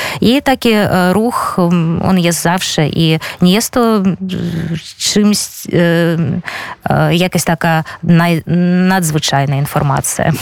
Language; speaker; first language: Polish; non-native, fluent; Belarusian